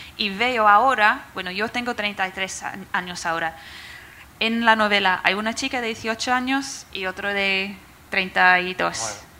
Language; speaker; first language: Spanish; non-native, fluent; English